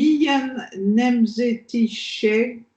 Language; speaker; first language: Hungarian; non-native, learner; French